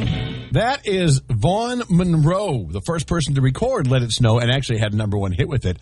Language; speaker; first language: English; native; English